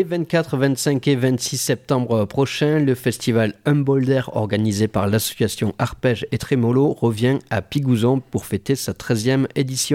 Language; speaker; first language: French; native; French